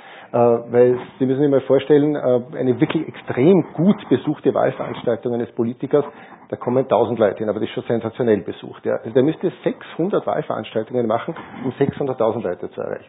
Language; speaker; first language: German; native; German